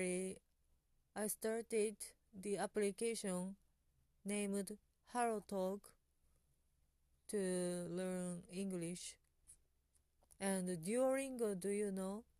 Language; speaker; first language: English; non-native, learner; Japanese